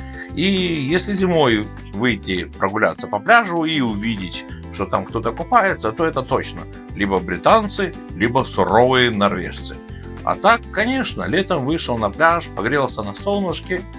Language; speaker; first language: Russian; native; Russian